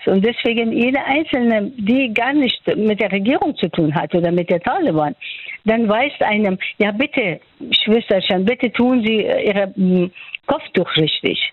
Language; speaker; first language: German; non-native, fluent; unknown